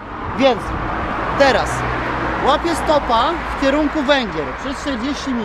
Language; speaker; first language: Polish; native; Polish